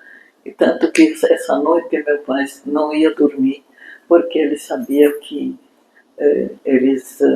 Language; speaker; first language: Portuguese; non-native, fluent; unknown